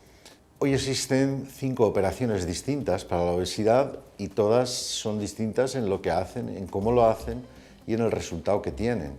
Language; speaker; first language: Spanish; native; Spanish